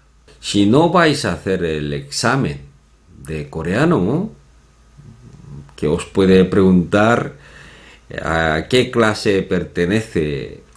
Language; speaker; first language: Spanish; non-native, fluent; Korean